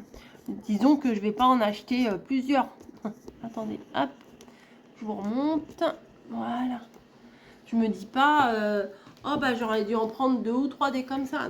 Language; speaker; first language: French; native; French